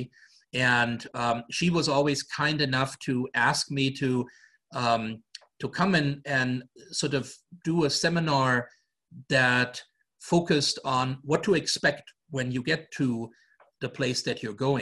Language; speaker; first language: English; non-native, fluent; German